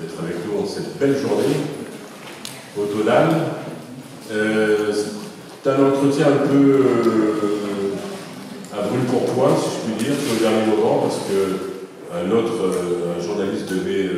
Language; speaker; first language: French; native; French